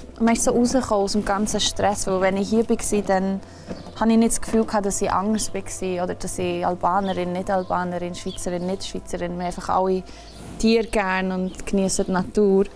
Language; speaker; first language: German; early bilingual, other home language; Albanian